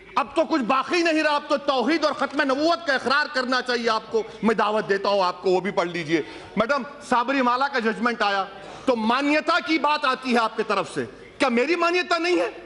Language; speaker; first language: Urdu; native; Urdu